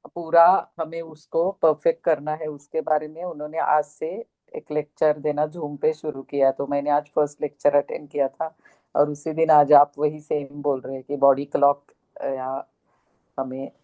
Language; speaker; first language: Hindi; non-native, local second language; Marathi